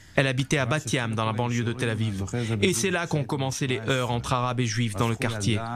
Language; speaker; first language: French; non-native, fluent; Arabic